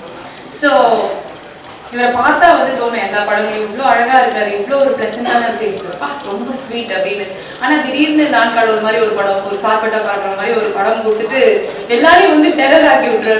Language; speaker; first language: Tamil; native; Tamil